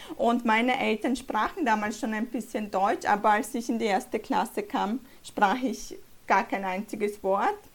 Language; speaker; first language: German; early bilingual, other home language; Polish